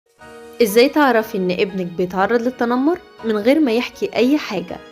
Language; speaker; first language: Arabic; native; Arabic